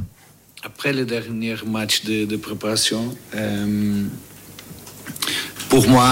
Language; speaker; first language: French; non-native, fluent; Portuguese